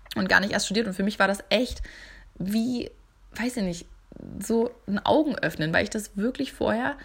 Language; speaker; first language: German; native; German